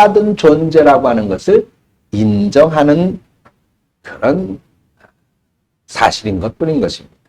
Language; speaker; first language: Korean; native; Korean